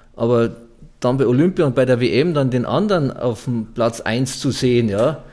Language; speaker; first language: German; native; German